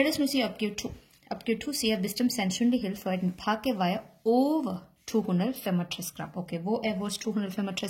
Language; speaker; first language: Danish; non-native, learner; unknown